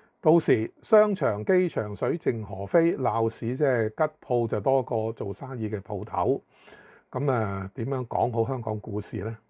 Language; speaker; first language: Chinese; non-native, local second language; Cantonese